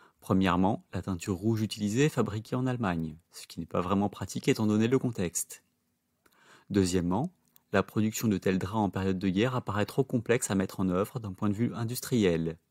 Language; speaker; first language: French; native; French